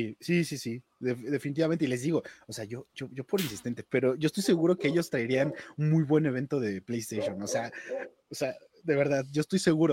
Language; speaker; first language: Spanish; native; Spanish